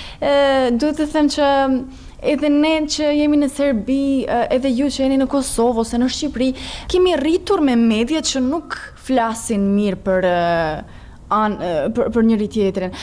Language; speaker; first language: Albanian; non-native, learner; Serbian